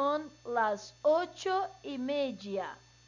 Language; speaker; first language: Spanish; non-native, learner; Portuguese